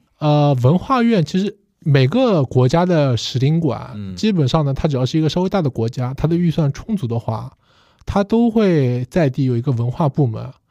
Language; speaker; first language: Chinese; non-native, fluent; Korean